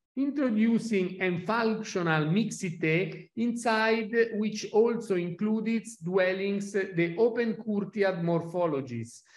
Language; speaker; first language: English; non-native, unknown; Italian